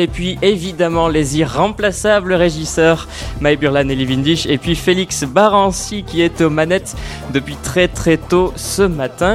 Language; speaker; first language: French; native; French